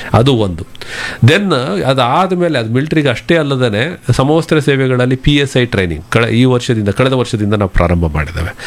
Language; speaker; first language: Kannada; native; Kannada